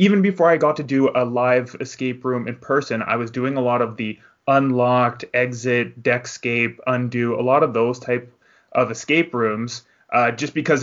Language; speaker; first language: English; native; English